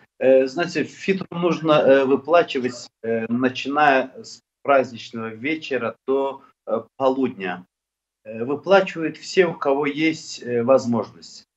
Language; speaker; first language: Russian; non-native, local second language; Azerbaijani